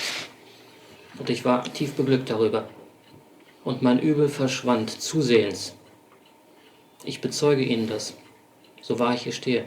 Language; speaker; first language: German; native; German